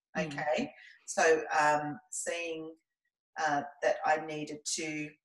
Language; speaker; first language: English; native; English